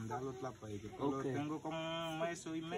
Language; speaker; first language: Spanish; non-native, learner; Haitian Creole